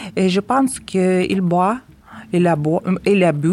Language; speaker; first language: French; non-native, learner; Ukrainian